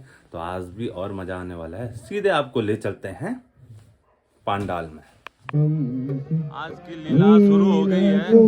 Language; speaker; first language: Hindi; native; Hindi